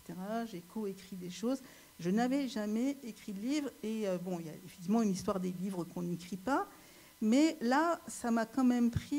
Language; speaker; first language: French; native; French